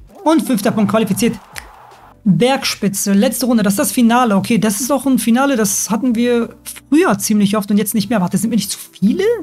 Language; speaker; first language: German; native; German